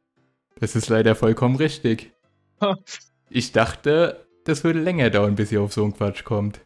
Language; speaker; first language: German; native; German